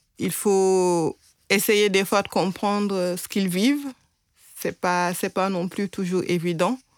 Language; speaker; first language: French; non-native, local second language; Wolof